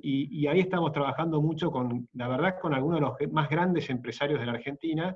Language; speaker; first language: Spanish; native; Spanish